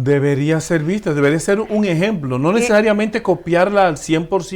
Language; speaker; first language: Spanish; native; Spanish